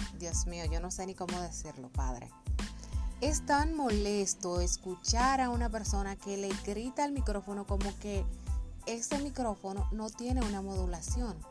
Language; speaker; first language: Spanish; native; Spanish